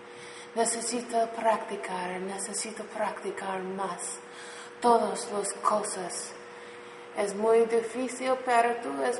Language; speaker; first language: Spanish; non-native, learner; English